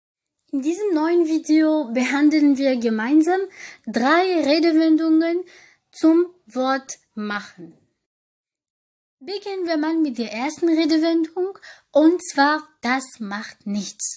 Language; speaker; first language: German; non-native, fluent; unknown